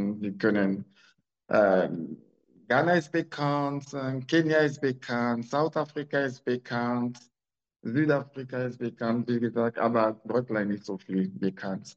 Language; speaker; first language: German; non-native, learner; French